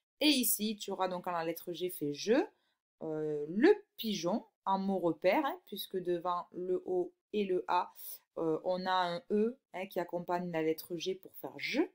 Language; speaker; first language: French; native; French